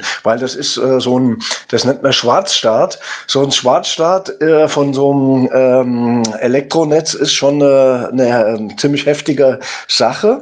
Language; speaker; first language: German; native; German